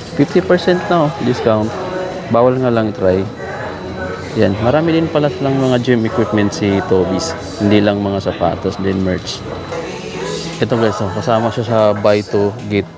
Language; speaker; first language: Filipino; native; Filipino